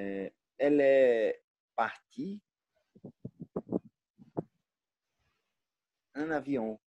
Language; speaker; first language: French; non-native, learner; Portuguese